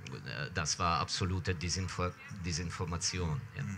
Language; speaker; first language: German; non-native, fluent; Ukrainian